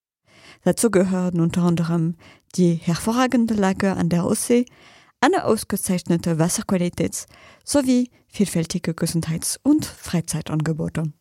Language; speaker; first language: German; native; German